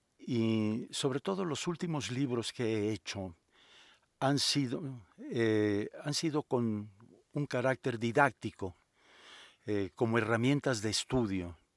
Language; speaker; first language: Spanish; native; Spanish